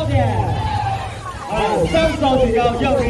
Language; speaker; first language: Chinese; native; Chinese